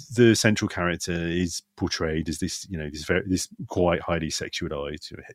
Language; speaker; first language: English; native; English